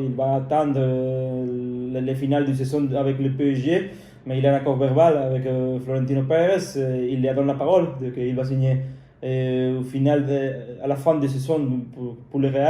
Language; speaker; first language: French; non-native, fluent; Spanish